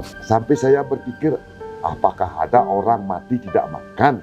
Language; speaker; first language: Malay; non-native, local second language; Balinese